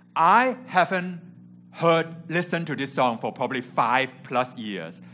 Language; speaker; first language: English; non-native, local second language; Cantonese